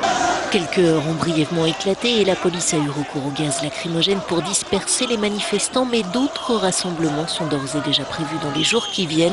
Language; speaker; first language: French; native; French